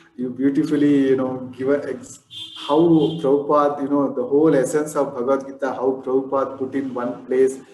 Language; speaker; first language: English; non-native, local second language; Kannada